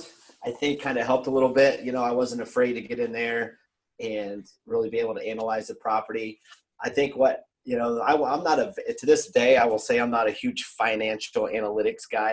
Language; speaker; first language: English; native; English